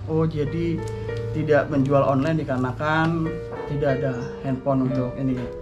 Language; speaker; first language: Indonesian; native; Indonesian